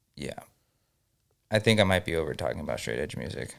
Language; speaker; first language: English; native; English